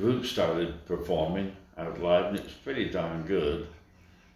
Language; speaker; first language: English; native; English